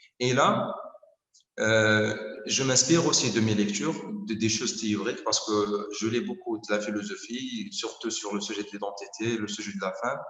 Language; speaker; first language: French; non-native, local second language; Arabic